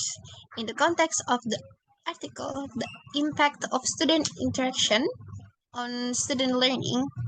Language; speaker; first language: English; non-native, learner; Indonesian